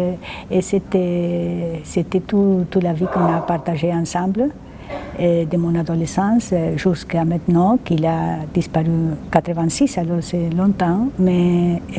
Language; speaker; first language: French; non-native, fluent; Spanish